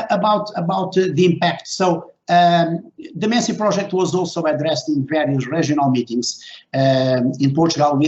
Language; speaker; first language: English; non-native, fluent; Portuguese